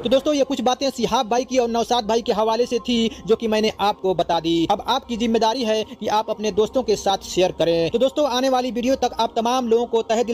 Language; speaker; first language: Hindi; native; Hindi